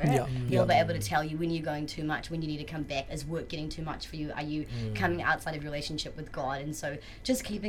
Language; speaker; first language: English; native; English